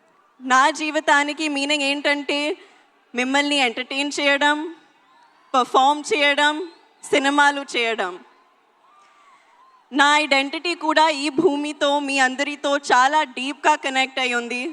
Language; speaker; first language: Telugu; non-native, learner; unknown